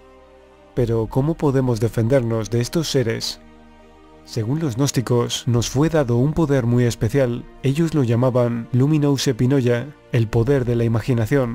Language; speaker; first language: Spanish; native; Spanish